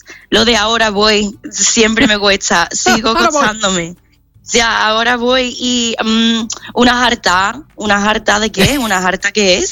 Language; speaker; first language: Spanish; non-native, fluent; English